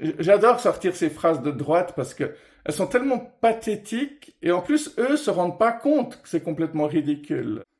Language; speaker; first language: French; early bilingual, other home language; Persian